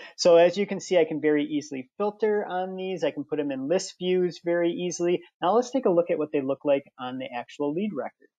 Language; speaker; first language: English; native; English